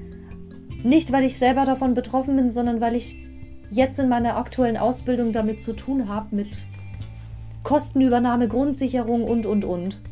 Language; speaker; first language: German; native; German